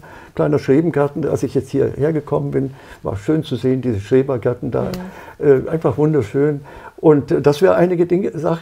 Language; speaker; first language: German; native; German